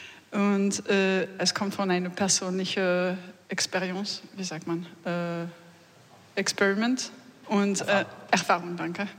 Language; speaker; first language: German; non-native, learner; French